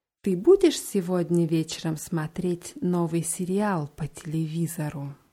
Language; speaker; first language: Russian; non-native, learner; German